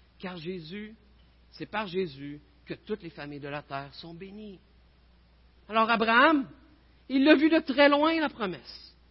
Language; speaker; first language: French; native; French